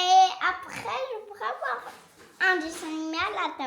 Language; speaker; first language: French; early bilingual, other home language; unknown